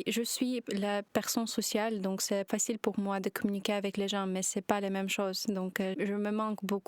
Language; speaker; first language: French; non-native, learner; Ukrainian